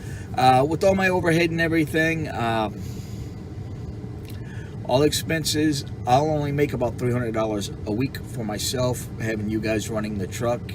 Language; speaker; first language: English; native; English